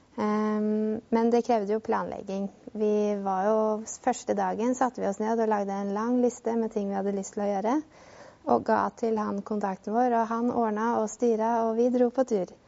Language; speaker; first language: Norwegian; native; Norwegian